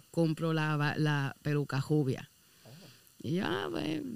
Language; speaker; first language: Spanish; native; Spanish